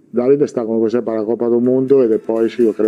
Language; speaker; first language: Portuguese; non-native, learner; Italian